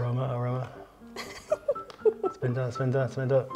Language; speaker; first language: Indonesian; non-native, learner; English